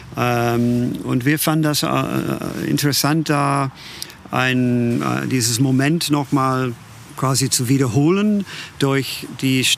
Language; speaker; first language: German; non-native, fluent; English